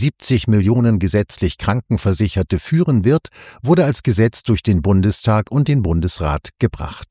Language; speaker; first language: German; native; German